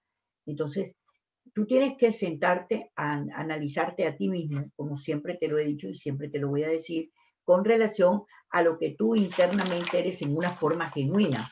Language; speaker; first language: Spanish; native; Spanish